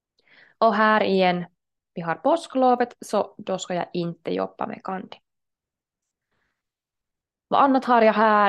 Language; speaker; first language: Swedish; non-native, local second language; Finnish